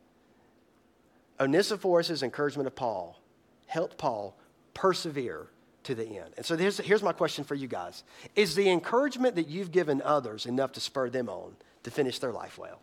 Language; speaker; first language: English; native; English